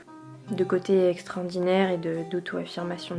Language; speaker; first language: French; native; French